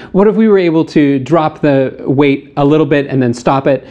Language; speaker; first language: English; native; English